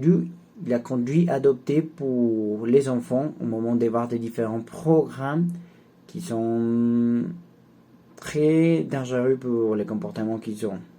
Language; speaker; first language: French; non-native, learner; Spanish